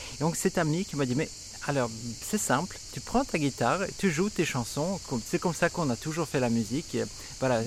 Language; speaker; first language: French; non-native, fluent; Swedish